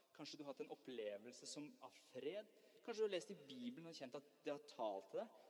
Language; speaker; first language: Norwegian; early bilingual, other home language; Persian